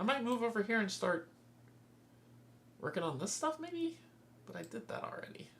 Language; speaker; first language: English; native; English